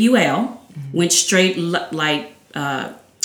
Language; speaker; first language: English; native; English